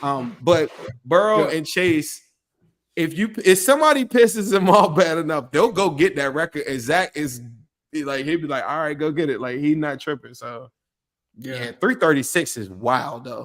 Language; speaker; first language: English; native; English